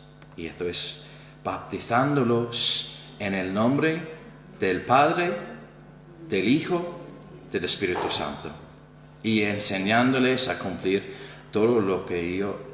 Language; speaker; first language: Spanish; non-native, fluent; English